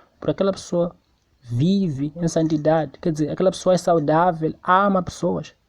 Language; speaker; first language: Portuguese; non-native, local second language; Tsonga